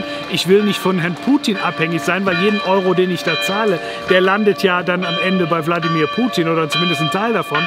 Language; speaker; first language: German; native; German